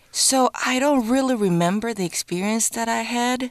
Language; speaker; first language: English; non-native, fluent; Chinese